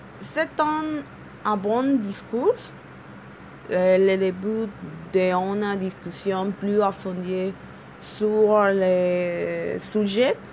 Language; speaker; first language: French; non-native, learner; Spanish